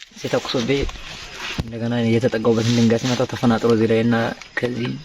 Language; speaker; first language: Amharic; native; Amharic